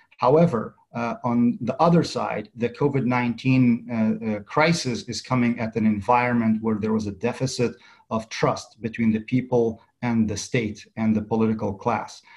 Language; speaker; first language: English; non-native, fluent; Central Kurdish